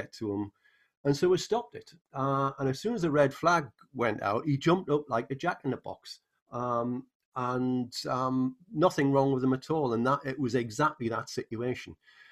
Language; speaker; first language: English; native; English